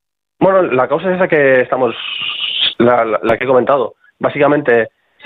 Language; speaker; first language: Spanish; native; Spanish